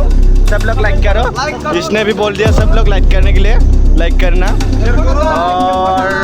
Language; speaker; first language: Hindi; non-native, local second language; Assamese